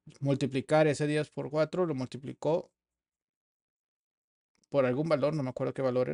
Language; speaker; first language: Spanish; native; Spanish